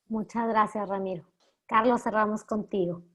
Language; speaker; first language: Spanish; native; Spanish